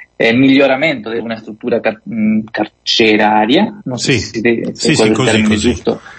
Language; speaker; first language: Italian; non-native, fluent; Spanish